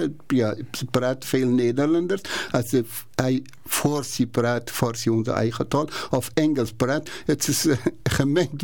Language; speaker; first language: Dutch; non-native, learner; Persian